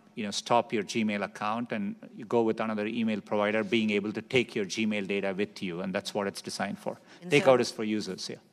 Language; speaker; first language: English; non-native, local second language; Tamil